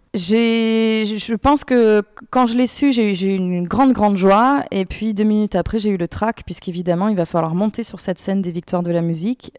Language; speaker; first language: French; native; French